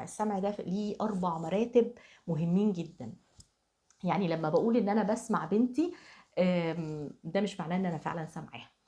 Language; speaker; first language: Arabic; native; Arabic